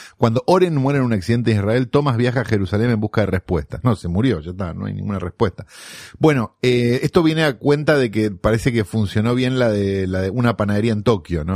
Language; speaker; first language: Spanish; native; Spanish